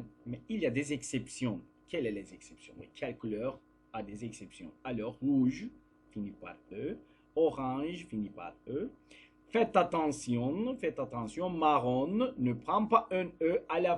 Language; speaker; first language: French; non-native, fluent; Turkish